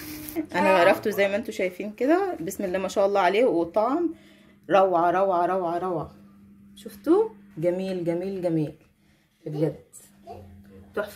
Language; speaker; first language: Arabic; native; Arabic